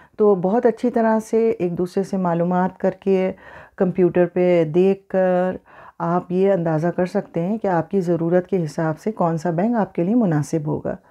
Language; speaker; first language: Urdu; native; Urdu